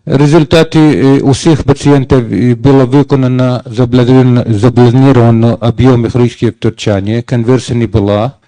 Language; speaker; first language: Ukrainian; non-native, learner; Arabic